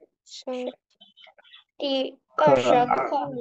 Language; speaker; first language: Chinese; non-native, learner; Indonesian